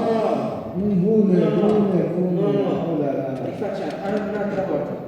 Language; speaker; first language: Italian; non-native, learner; French